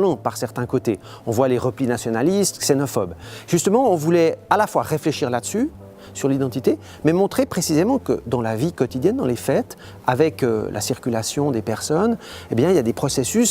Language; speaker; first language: French; native; French